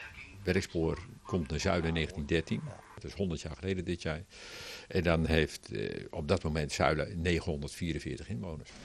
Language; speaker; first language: Dutch; native; Dutch